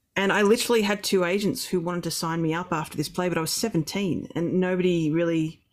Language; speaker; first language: English; native; English